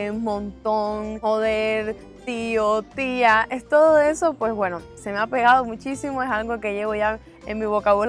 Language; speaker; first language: Spanish; native; Spanish